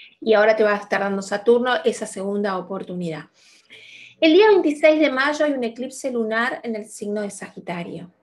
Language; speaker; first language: Spanish; native; Spanish